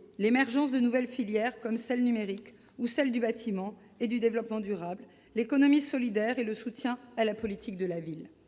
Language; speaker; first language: French; native; French